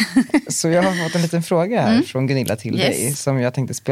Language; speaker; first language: Swedish; native; Swedish